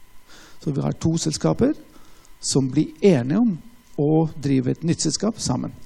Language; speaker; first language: Norwegian; non-native, fluent; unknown